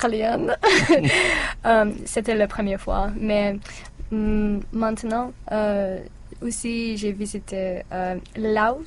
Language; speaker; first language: French; non-native, learner; English